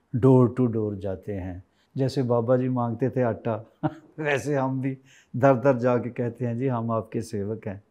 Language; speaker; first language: Hindi; native; Hindi